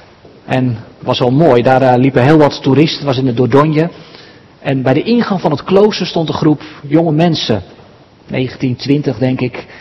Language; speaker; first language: Dutch; native; Dutch